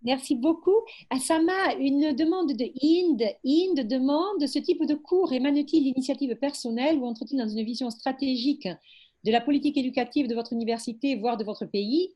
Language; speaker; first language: French; native; French